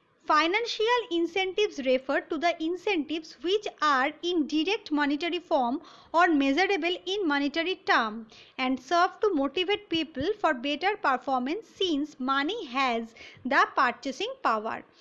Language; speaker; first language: English; non-native, local second language; Bangla